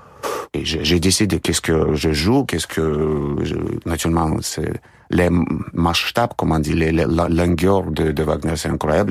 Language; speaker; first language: French; non-native, fluent; Russian